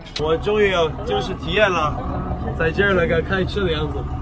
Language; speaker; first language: Chinese; non-native, fluent; Hebrew